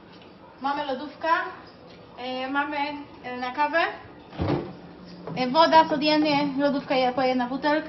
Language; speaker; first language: Polish; non-native, learner; Spanish